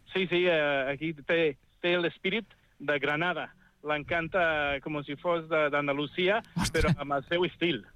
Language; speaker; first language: Catalan; non-native, fluent; Spanish